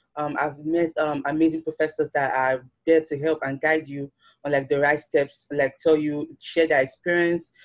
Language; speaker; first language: English; non-native, local second language; Yoruba